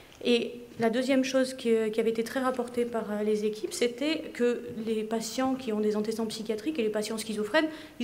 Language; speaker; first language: French; native; French